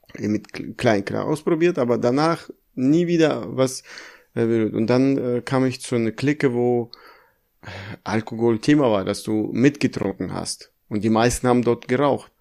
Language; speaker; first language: German; early bilingual, other home language; Russian